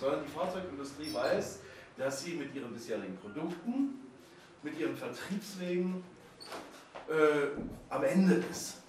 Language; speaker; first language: German; native; German